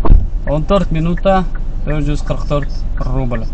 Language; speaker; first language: Russian; non-native, local second language; Kyrgyz